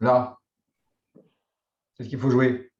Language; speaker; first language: French; native; French